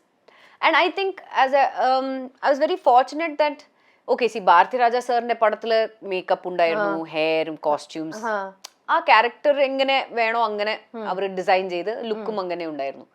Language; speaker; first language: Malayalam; early bilingual, heritage; Malayalam